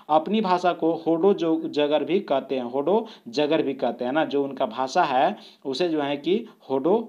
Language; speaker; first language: Hindi; native; Hindi